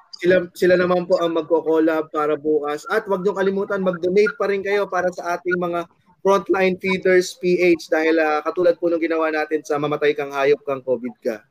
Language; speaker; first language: Filipino; native; Filipino